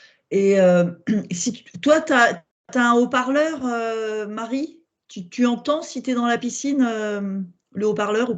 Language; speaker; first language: French; native; French